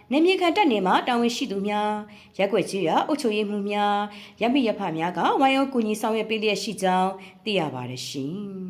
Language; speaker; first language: Burmese; native; Burmese